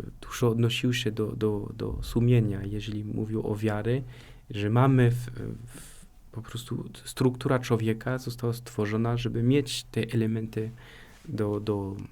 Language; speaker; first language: Polish; non-native, fluent; French